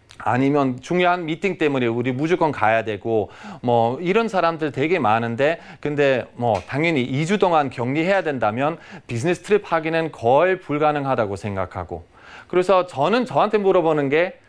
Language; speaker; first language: Korean; non-native, fluent; German